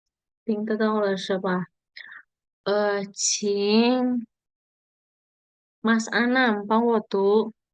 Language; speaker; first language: Chinese; non-native, fluent; Indonesian